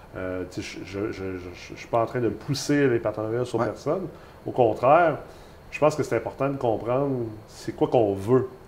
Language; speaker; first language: French; native; French